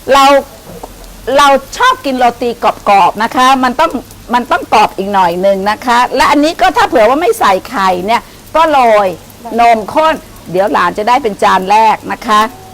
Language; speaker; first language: Thai; native; Thai